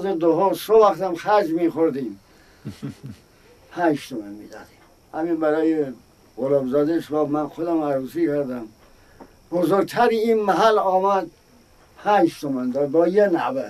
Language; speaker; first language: Persian; non-native, local second language; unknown